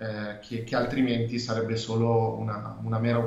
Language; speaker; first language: Italian; native; Italian